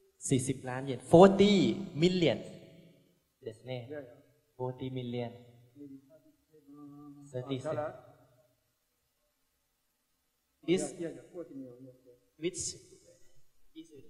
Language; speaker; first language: English; non-native, learner; Thai